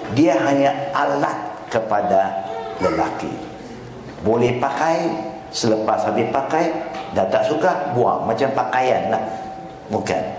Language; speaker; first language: Malay; non-native, local second language; Chinese